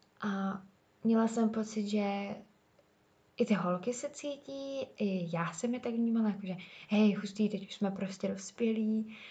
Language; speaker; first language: Czech; native; Czech